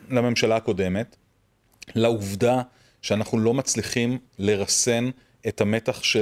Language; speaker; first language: Hebrew; native; Hebrew